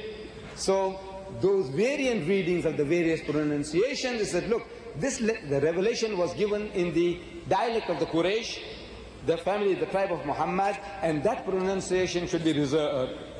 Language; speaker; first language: English; early bilingual, other home language; Gujarati